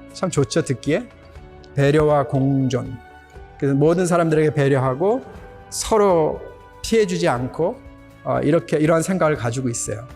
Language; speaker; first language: Korean; native; Korean